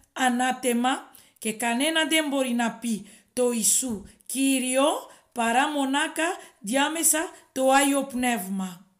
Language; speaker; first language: Greek; non-native, fluent; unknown